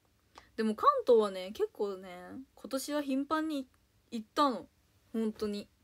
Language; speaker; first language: Japanese; native; Japanese